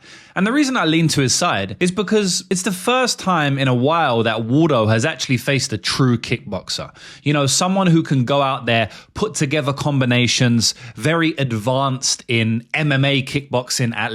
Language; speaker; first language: English; native; English